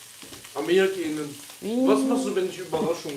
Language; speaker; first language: German; early bilingual, other home language; Kurdish